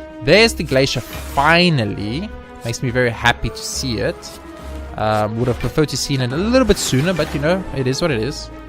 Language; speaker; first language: English; native; English